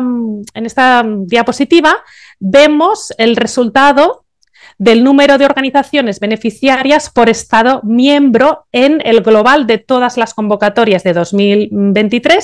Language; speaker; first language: Spanish; native; Spanish